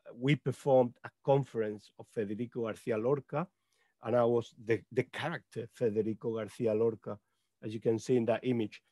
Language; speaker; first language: English; non-native, fluent; Spanish